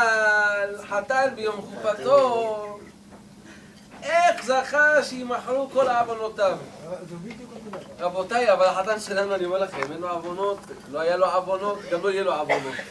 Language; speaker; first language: Hebrew; native; Hebrew